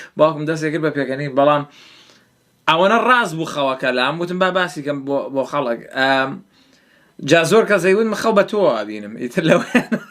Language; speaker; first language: Central Kurdish; early bilingual, heritage; Central Kurdish